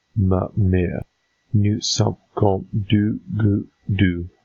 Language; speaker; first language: French; non-native, learner; English